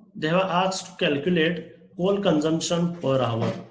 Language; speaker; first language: English; non-native, local second language; Marathi